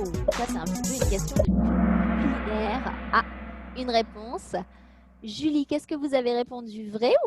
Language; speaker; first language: French; native; French